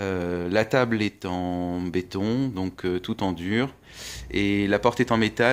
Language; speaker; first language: French; native; French